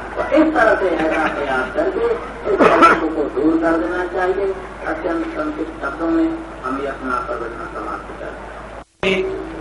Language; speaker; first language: Hindi; native; Hindi